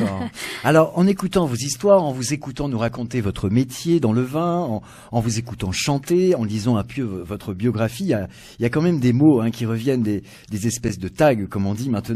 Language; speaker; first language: French; native; French